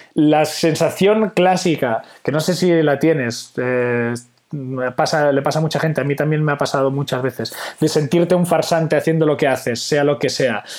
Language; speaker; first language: Spanish; non-native, local second language; Catalan